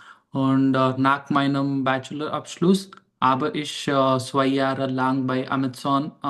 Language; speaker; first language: German; non-native, fluent; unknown